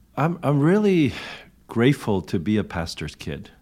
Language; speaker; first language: English; early bilingual, other home language; Korean